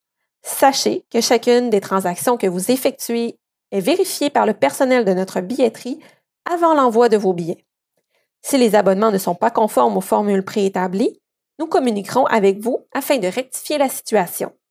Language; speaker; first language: French; native; French